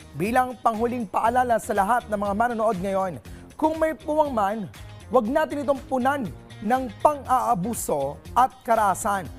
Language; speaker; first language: Filipino; native; Filipino